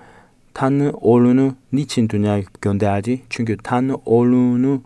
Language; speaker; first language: Turkish; non-native, fluent; Korean